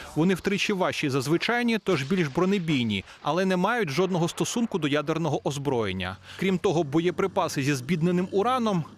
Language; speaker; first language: Ukrainian; native; Ukrainian